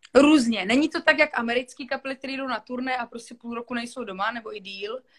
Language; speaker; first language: Czech; non-native, local second language; Polish